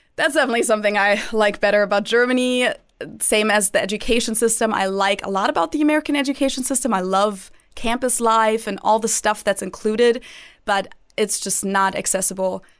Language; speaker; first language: English; non-native, fluent; German